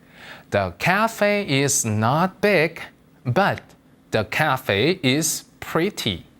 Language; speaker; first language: English; non-native, fluent; Korean